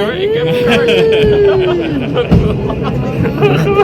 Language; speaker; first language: Dutch; native; Dutch